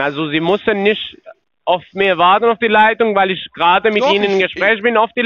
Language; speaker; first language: German; non-native, learner; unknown